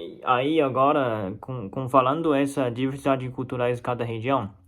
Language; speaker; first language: Portuguese; non-native, fluent; Chinese